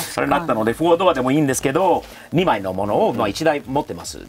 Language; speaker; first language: Japanese; non-native, fluent; English